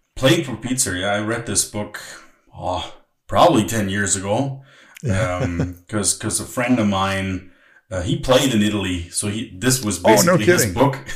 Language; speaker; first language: English; non-native, fluent; German